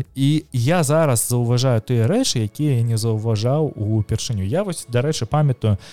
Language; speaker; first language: Belarusian; native; Belarusian